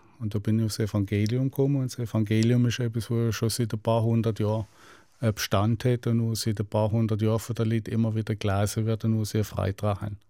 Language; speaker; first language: German; native; German